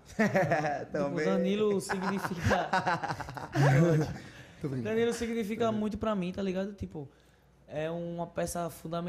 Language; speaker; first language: Portuguese; native; Portuguese